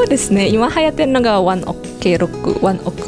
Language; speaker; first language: Japanese; non-native, fluent; Indonesian